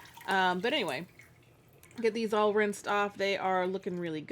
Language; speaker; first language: English; native; English